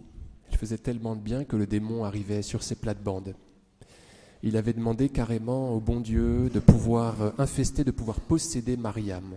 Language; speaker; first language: French; native; French